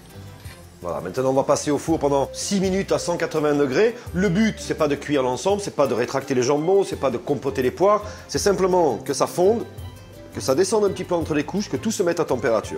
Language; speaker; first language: French; native; French